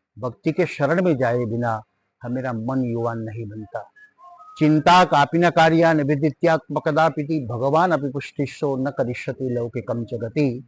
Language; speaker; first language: Hindi; non-native, local second language; Gujarati